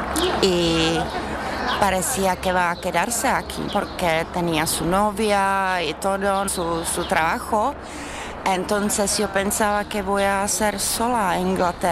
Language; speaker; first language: Spanish; non-native, learner; Czech